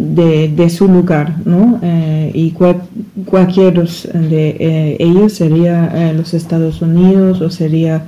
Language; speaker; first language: Spanish; non-native, learner; German